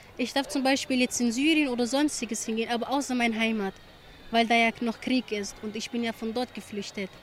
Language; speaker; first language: German; early bilingual, other home language; Kurdish